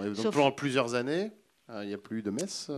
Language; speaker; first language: French; native; French